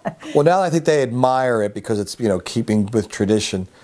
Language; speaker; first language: English; native; English